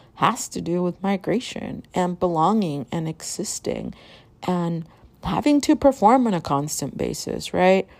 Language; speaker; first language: English; early bilingual, other home language; Spanish